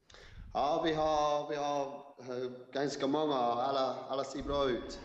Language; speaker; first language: Swedish; non-native, fluent; English